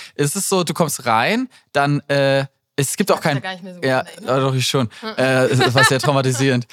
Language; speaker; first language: German; native; German